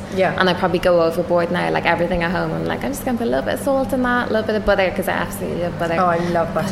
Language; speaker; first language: English; native; English